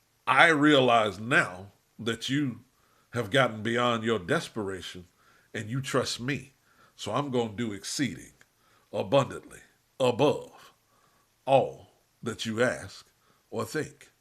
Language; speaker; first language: English; native; English